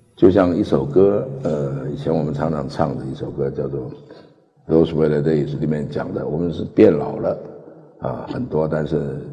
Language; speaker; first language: Chinese; early bilingual, other home language; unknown